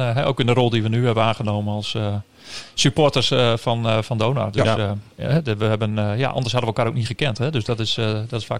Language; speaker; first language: Dutch; native; Dutch